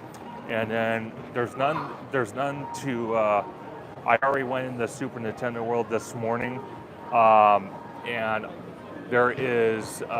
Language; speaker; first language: English; native; English